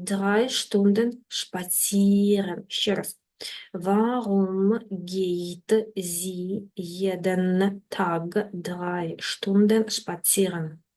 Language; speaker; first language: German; non-native, fluent; Ukrainian